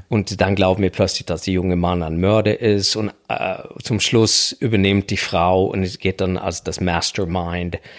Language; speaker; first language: German; non-native, fluent; Swedish